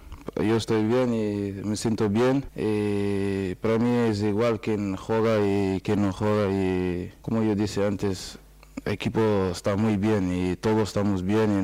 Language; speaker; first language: Spanish; non-native, fluent; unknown